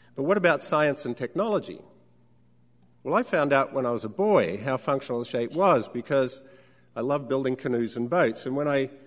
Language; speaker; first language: English; native; English